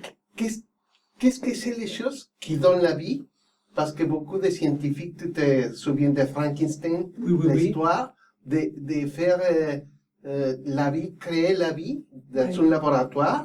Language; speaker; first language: French; non-native, fluent; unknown